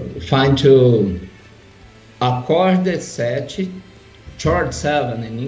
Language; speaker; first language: English; non-native, learner; Portuguese